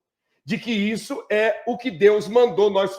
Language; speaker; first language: Portuguese; native; Portuguese